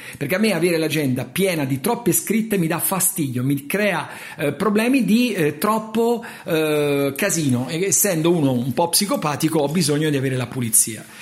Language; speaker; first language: Italian; native; Italian